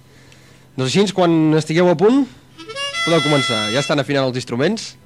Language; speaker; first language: Catalan; native; Catalan